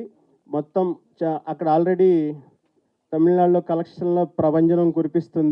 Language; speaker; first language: Telugu; native; Telugu